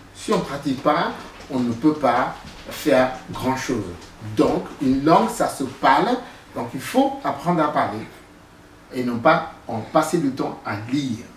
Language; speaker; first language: French; non-native, fluent; English